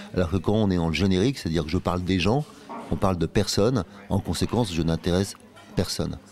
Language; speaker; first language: French; native; French